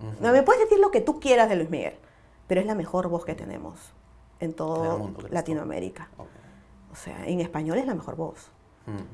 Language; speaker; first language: Spanish; native; Spanish